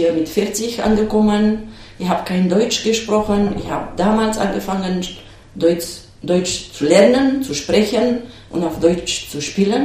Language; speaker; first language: German; non-native, fluent; Romanian